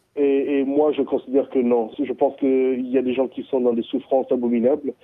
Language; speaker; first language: French; non-native, local second language; Sango